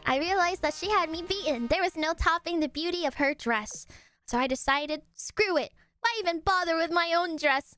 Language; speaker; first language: English; native; English